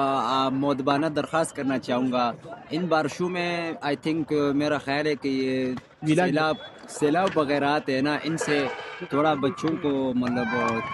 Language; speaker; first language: Hindi; non-native, local second language; Pashto